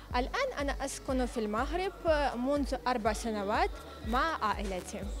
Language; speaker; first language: Arabic; non-native, fluent; Ukrainian